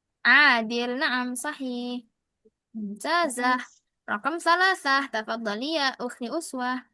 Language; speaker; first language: Arabic; non-native, fluent; Indonesian